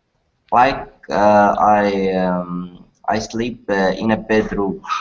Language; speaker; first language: English; non-native, learner; Arabic